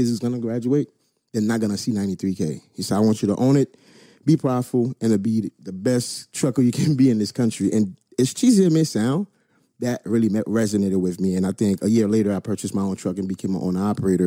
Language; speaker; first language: English; non-native, fluent; Haitian Creole